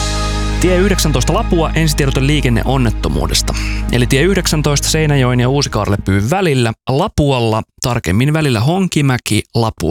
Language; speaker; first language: Finnish; native; Finnish